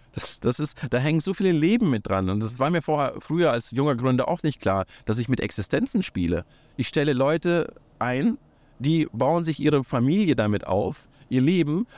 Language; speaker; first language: German; early bilingual, other home language; Russian